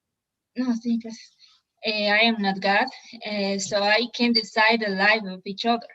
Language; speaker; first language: English; non-native, learner; Spanish